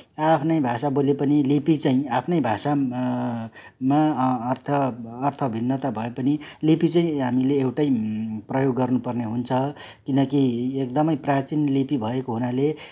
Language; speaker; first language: Nepali; non-native, local second language; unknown